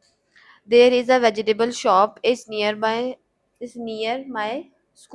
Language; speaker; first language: English; non-native, learner; Hindi